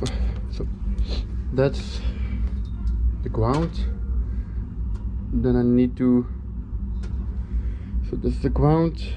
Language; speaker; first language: English; non-native, fluent; Dutch